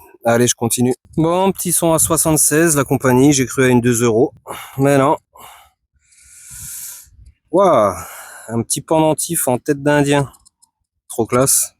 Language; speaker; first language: French; native; French